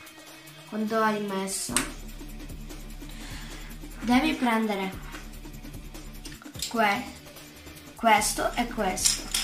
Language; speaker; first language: Italian; early bilingual, other home language; Russian